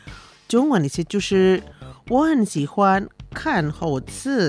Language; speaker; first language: Chinese; early bilingual, heritage; Chinese